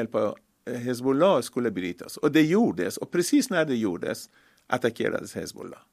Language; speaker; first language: Swedish; non-native, fluent; Persian